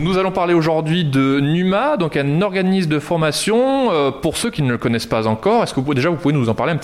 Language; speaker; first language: French; native; French